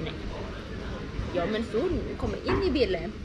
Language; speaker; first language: Swedish; non-native, learner; Thai